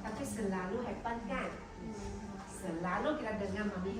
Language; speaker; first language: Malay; non-native, local second language; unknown